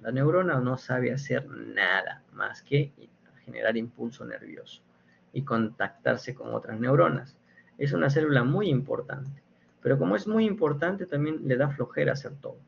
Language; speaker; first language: Spanish; native; Spanish